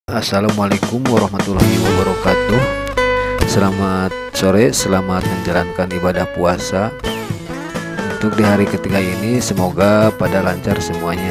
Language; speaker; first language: Indonesian; non-native, local second language; Sundanese